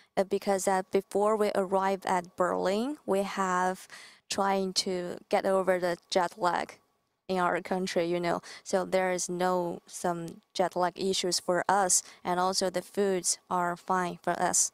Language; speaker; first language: English; non-native, fluent; Chinese